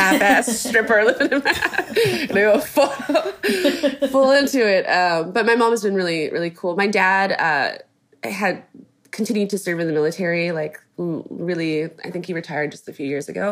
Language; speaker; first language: English; native; English